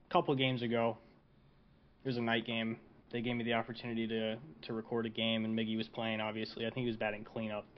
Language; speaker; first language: English; native; English